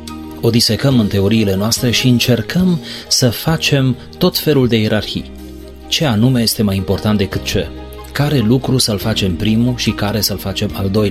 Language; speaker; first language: Romanian; native; Romanian